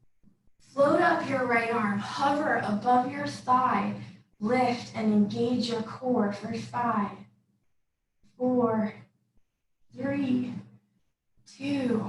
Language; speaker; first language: English; native; English